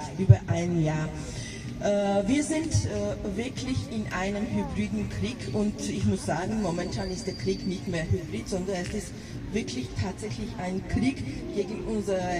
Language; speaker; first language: German; non-native, local second language; Georgian